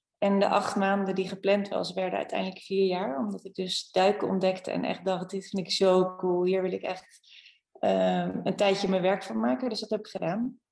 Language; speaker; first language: Dutch; native; Dutch